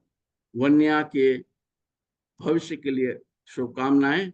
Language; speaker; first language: Hindi; native; Hindi